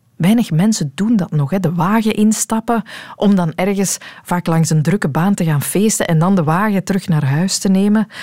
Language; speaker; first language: Dutch; native; Dutch